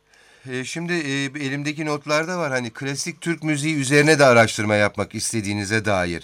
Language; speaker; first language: Turkish; native; Turkish